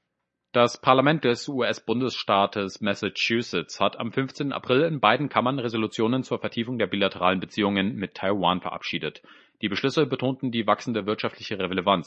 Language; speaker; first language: German; native; German